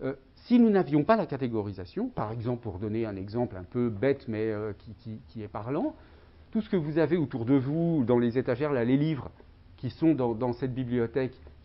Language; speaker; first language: French; native; French